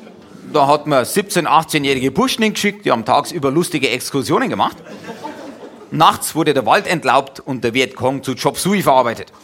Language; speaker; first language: German; native; German